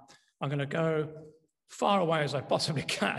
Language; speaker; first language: English; native; English